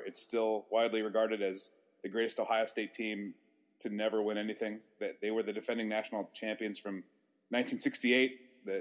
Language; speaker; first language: English; native; English